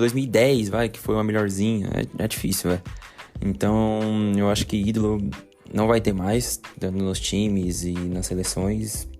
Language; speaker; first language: Portuguese; native; Portuguese